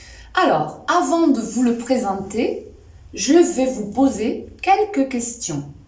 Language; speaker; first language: French; non-native, fluent; Spanish